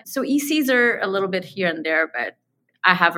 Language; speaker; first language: English; non-native, fluent; French